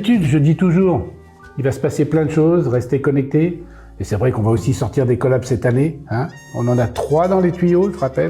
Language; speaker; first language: French; native; French